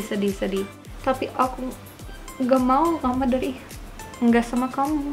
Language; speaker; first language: Indonesian; non-native, learner; English